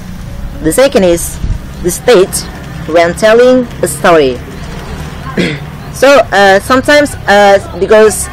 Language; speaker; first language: English; non-native, learner; Indonesian